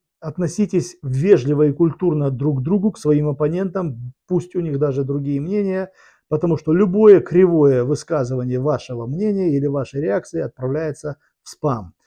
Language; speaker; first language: Russian; native; Russian